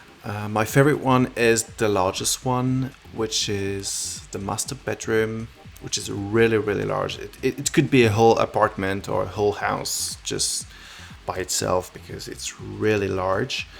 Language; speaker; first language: English; non-native, fluent; French